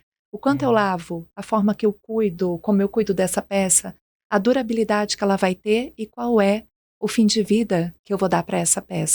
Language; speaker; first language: Portuguese; native; Portuguese